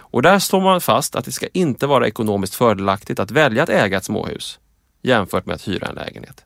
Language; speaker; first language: Swedish; native; Swedish